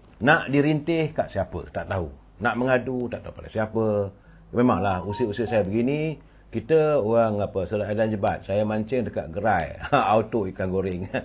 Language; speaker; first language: Malay; native; Malay